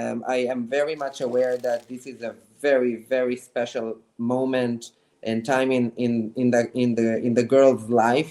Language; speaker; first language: English; non-native, fluent; Hebrew